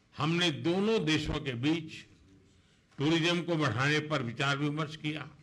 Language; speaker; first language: Hindi; non-native, local second language; Gujarati